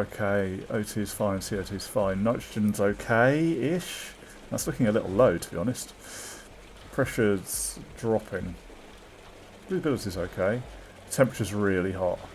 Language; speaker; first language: English; native; English